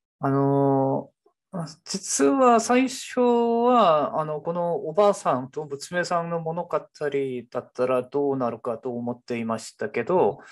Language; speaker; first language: Japanese; non-native, fluent; Korean